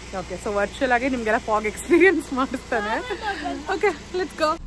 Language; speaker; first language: Kannada; native; Kannada